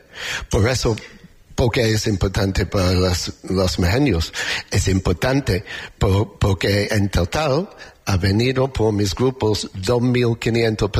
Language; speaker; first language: Spanish; non-native, learner; English